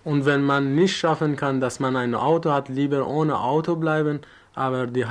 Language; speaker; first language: German; non-native, learner; Persian